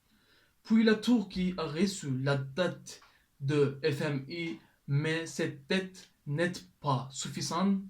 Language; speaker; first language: French; non-native, learner; Turkish